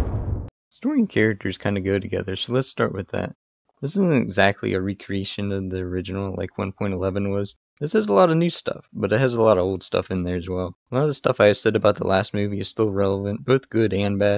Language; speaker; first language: English; native; English